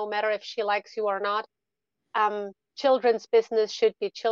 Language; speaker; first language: English; non-native, fluent; German